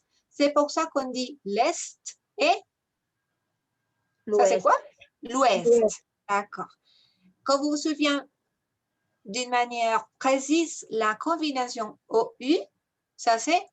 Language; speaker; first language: French; non-native, fluent; Spanish